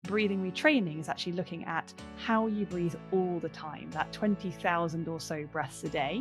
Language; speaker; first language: English; native; English